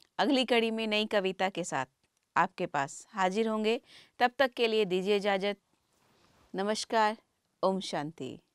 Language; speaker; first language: Hindi; native; Hindi